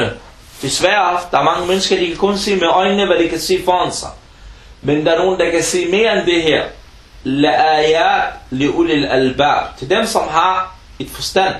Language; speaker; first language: Danish; non-native, fluent; Arabic